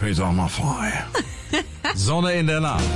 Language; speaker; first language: German; native; German